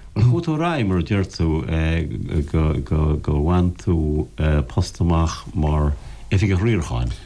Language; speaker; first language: Irish; native; Irish